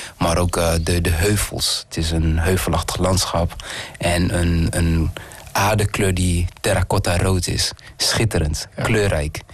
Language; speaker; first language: Dutch; early bilingual, other home language; Kinyarwanda